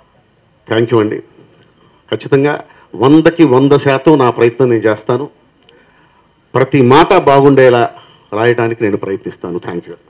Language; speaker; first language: Telugu; native; Telugu